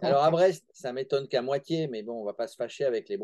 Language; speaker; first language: French; native; French